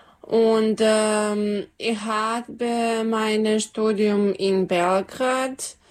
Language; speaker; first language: German; non-native, learner; Serbian